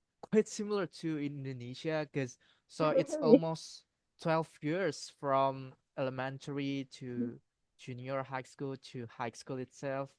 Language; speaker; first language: English; non-native, learner; Indonesian